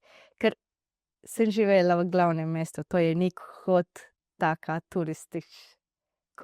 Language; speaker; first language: Slovenian; non-native, learner; Divehi